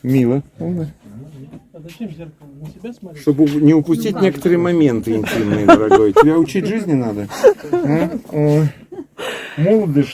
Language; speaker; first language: Russian; native; Russian